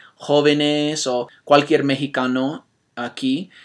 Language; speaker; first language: Spanish; non-native, fluent; English